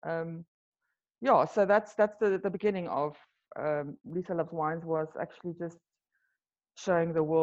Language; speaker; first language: English; non-native, local second language; Afrikaans